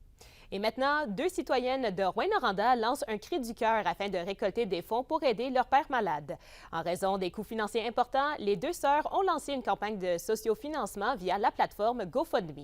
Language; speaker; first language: French; native; French